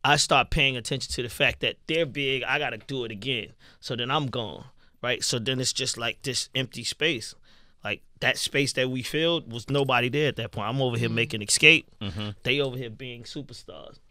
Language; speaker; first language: English; native; English